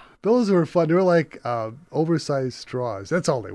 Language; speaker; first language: English; native; English